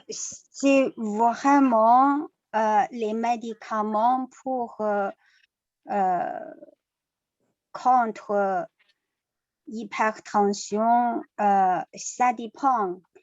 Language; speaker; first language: French; non-native, learner; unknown